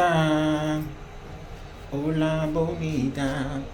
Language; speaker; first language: Spanish; non-native, learner; English